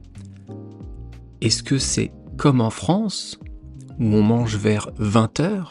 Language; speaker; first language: French; native; French